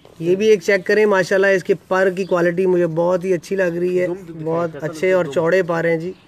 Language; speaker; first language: Urdu; non-native, local second language; Punjabi